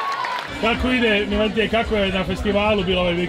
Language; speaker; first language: Serbian; native; Serbian